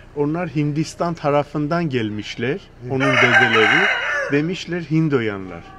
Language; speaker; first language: Turkish; early bilingual, heritage; Turkish